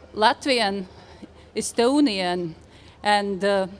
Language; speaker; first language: English; non-native, fluent; Latvian